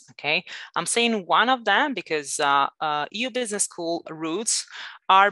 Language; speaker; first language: English; non-native, fluent; Italian